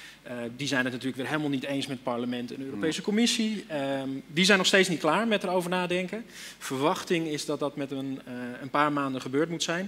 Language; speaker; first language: Dutch; native; Dutch